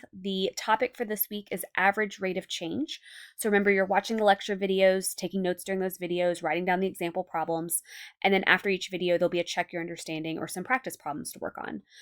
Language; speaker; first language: English; native; English